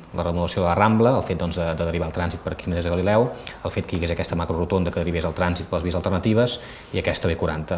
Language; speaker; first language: Catalan; native; Catalan